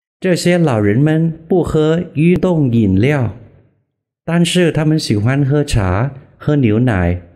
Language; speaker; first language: Chinese; non-native, fluent; Vietnamese